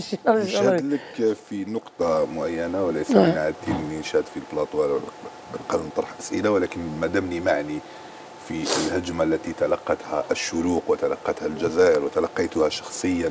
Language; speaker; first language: Arabic; native; Arabic